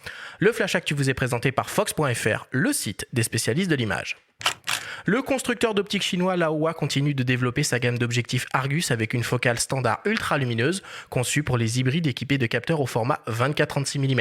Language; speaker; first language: French; native; French